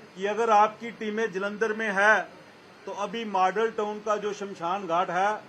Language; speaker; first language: Hindi; non-native, local second language; Punjabi